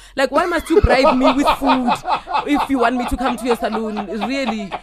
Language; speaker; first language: English; non-native, local second language; Northern Sotho